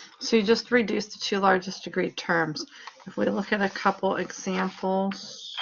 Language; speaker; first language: English; native; English